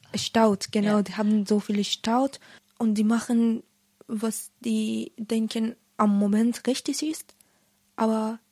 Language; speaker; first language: German; non-native, learner; Persian